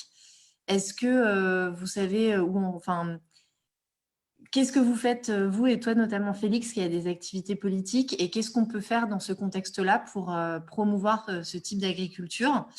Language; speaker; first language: French; native; French